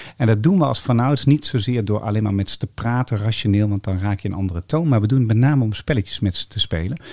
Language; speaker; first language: Dutch; native; Dutch